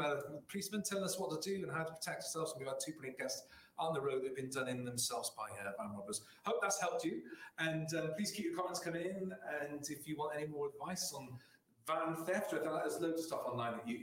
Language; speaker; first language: English; native; English